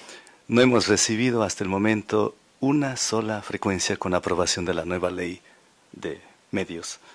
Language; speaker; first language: Spanish; native; Spanish